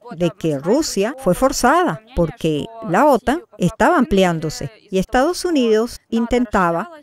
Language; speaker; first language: Spanish; non-native, fluent; Russian